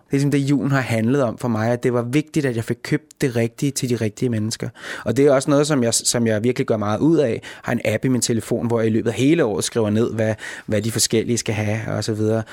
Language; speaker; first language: Danish; native; Danish